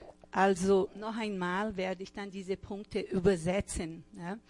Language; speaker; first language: German; non-native, fluent; Portuguese